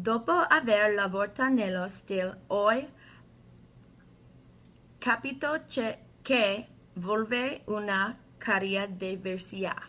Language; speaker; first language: Italian; non-native, learner; English